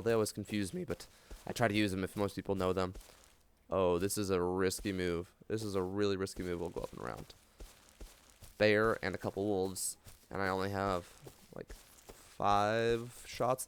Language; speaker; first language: English; native; English